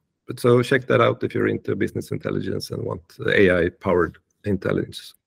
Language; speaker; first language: English; non-native, fluent; Swedish